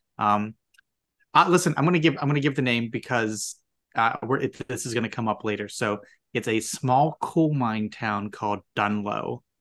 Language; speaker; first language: English; native; English